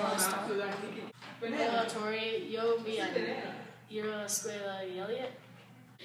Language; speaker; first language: Spanish; non-native, learner; English